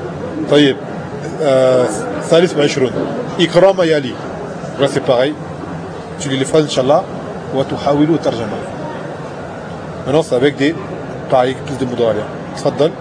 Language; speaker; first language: Arabic; non-native, fluent; French